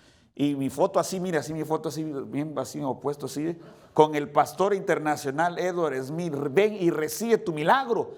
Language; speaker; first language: Spanish; native; Spanish